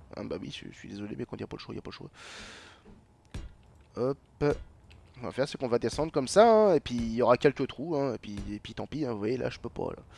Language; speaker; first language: French; native; French